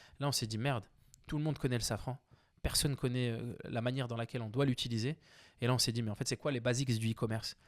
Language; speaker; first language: French; early bilingual, other home language; Arabic